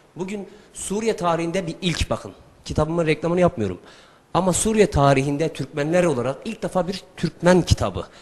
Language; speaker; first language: Turkish; early bilingual, heritage; Turkish